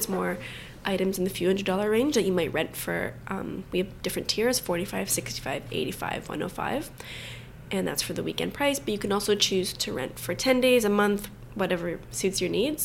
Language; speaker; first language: English; native; English